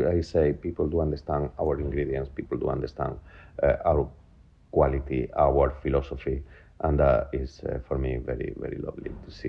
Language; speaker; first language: English; non-native, fluent; Spanish